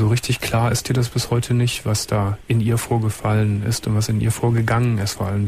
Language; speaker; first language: German; native; German